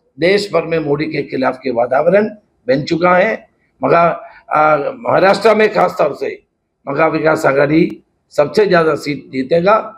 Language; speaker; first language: Hindi; non-native, local second language; Marathi